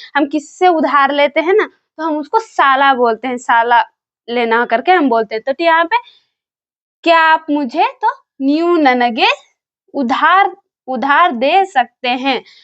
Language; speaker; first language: Hindi; non-native, local second language; Kannada